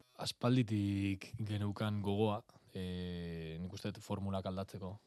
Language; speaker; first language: Basque; native; Basque